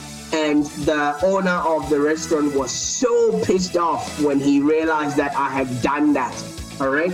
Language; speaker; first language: English; non-native, local second language; Shona